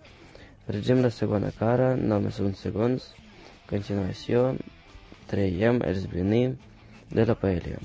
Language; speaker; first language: Catalan; non-native, learner; Russian